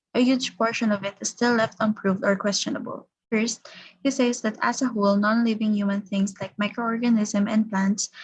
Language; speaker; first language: English; non-native, local second language; Filipino